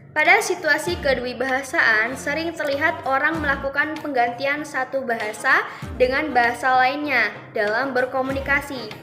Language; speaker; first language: Indonesian; non-native, local second language; Malay